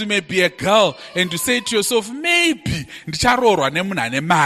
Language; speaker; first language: English; non-native, local second language; Shona